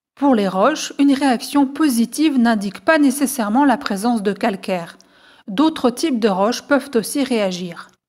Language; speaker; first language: French; native; French